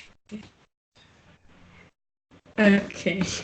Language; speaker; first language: English; non-native, learner; Spanish